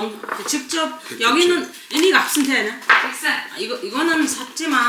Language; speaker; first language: Korean; non-native, learner; Mongolian